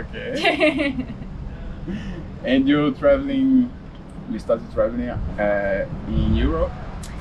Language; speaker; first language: English; non-native, learner; Portuguese